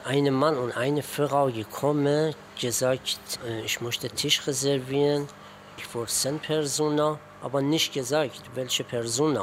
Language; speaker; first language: German; non-native, learner; Persian